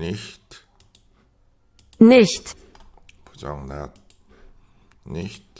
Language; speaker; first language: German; non-native, learner; Korean